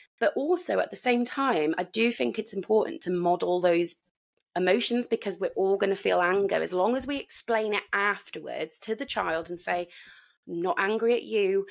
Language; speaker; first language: English; native; English